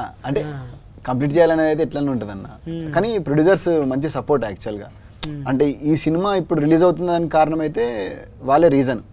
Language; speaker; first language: Telugu; native; Telugu